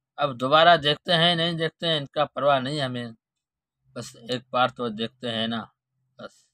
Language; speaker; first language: Urdu; non-native, local second language; Sindhi